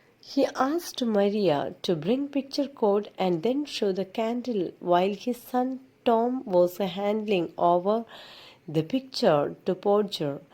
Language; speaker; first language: English; non-native, local second language; Malayalam